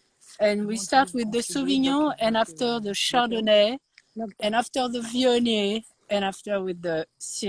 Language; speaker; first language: English; non-native, learner; French